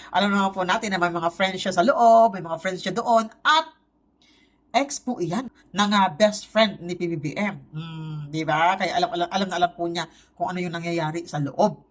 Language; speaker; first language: Filipino; non-native, local second language; Cebuano